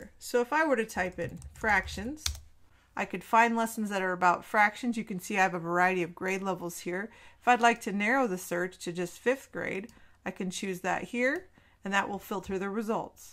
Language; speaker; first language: English; native; English